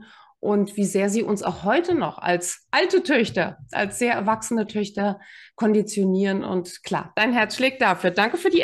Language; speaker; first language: German; native; German